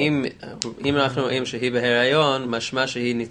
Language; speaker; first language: Hebrew; non-native, learner; English